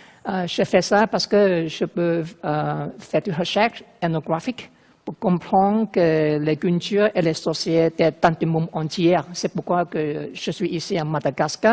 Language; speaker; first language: French; non-native, learner; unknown